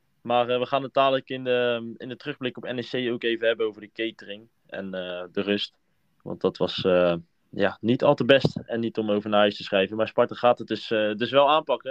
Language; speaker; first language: Dutch; native; Dutch